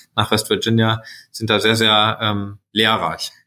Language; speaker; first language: German; native; German